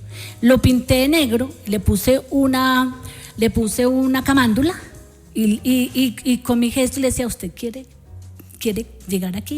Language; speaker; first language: Spanish; native; Spanish